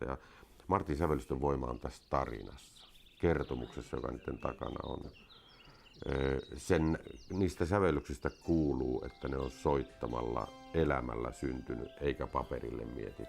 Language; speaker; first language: Finnish; native; Finnish